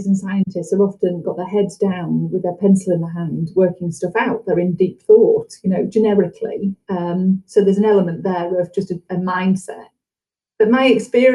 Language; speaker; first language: English; native; English